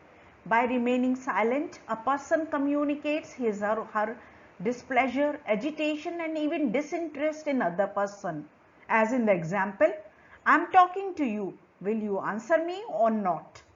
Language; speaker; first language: English; non-native, local second language; Hindi